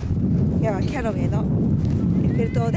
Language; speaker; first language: Japanese; native; Japanese